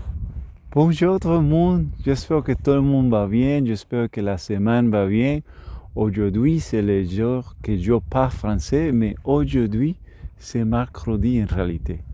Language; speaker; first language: French; non-native, learner; Spanish